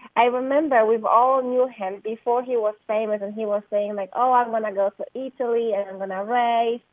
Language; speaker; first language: English; non-native, fluent; Polish